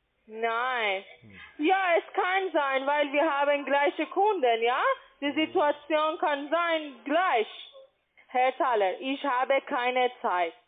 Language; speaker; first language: German; non-native, learner; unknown